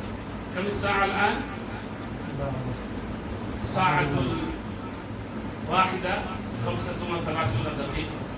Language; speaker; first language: Arabic; non-native, fluent; Urdu